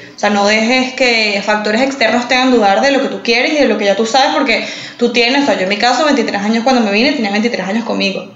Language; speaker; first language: Spanish; native; Spanish